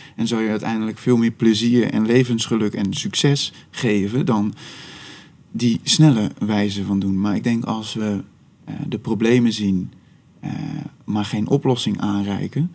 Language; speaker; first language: Dutch; native; Dutch